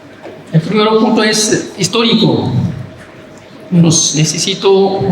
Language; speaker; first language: Spanish; non-native, learner; Arabic